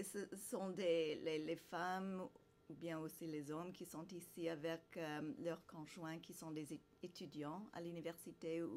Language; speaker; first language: French; non-native, fluent; English